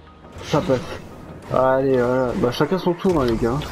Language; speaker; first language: French; native; French